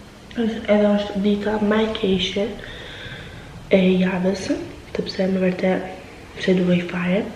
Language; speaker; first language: Albanian; early bilingual, heritage; Albanian